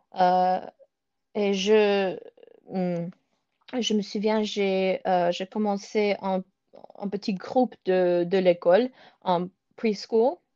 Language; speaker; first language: French; non-native, learner; English